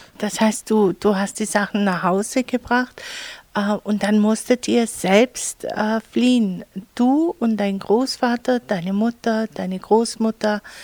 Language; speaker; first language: German; native; German